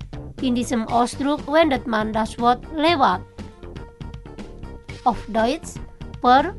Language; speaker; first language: German; non-native, fluent; Indonesian